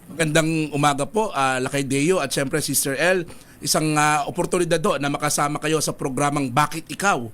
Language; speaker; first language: Filipino; native; Filipino